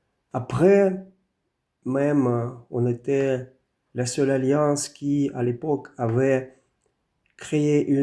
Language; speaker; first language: French; non-native, fluent; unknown